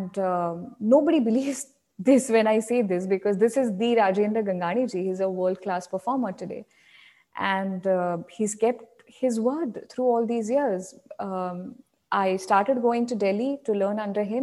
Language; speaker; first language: English; non-native, local second language; Marathi